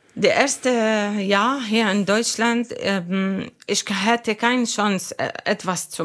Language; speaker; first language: German; non-native, learner; Arabic